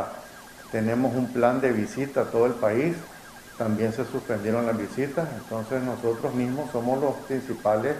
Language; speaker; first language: Spanish; native; Spanish